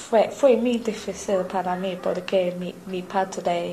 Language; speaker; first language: Spanish; non-native, learner; English